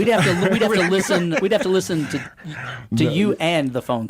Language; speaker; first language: English; native; English